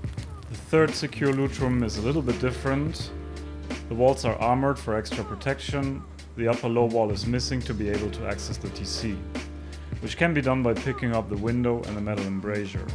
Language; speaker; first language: English; non-native, fluent; German